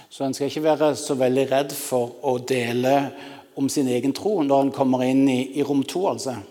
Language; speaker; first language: Norwegian; native; Norwegian